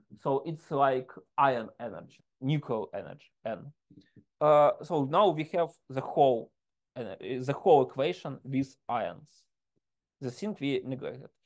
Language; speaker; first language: English; non-native, fluent; Ukrainian